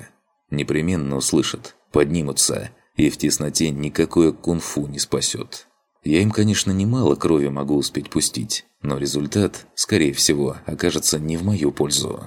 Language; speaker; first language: Russian; native; Russian